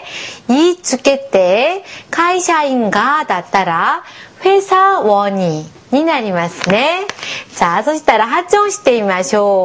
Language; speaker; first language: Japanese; non-native, fluent; Korean